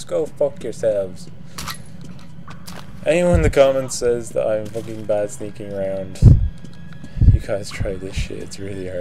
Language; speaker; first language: English; native; English